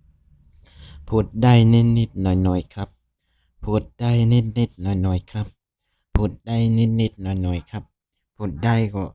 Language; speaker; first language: Thai; non-native, fluent; Burmese